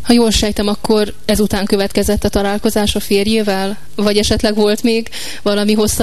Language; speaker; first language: Hungarian; native; Hungarian